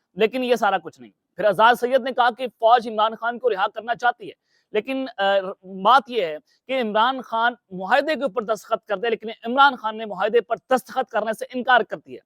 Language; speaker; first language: Urdu; non-native, local second language; Punjabi